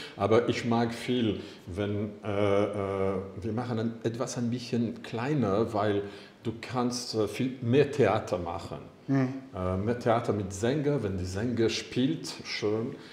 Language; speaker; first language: German; non-native, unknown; French